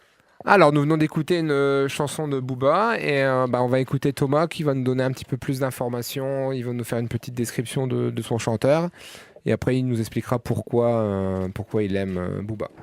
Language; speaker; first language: French; native; French